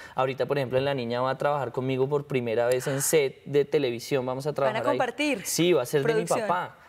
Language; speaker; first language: Spanish; native; Spanish